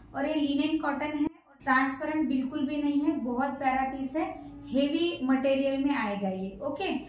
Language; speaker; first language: Hindi; non-native, local second language; Marathi